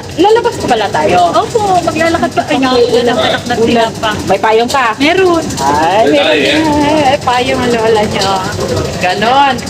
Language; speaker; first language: Filipino; native; Filipino